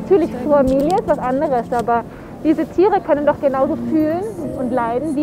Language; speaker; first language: German; native; German